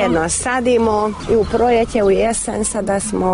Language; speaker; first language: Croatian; non-native, local second language; Hungarian